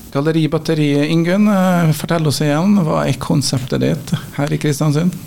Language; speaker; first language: Norwegian; native; Norwegian